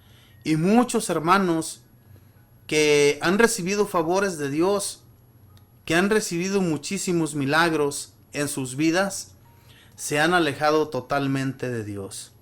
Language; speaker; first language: Spanish; native; Spanish